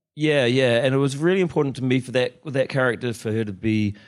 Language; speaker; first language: English; native; English